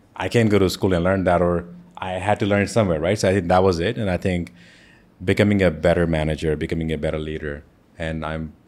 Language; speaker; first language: English; non-native, local second language; Hindi